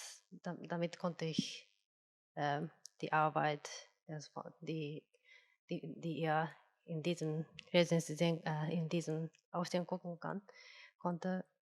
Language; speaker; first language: German; non-native, fluent; Japanese